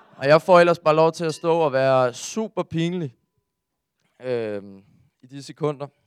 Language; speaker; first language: Danish; native; Danish